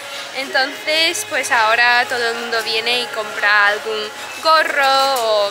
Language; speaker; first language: Spanish; non-native, fluent; English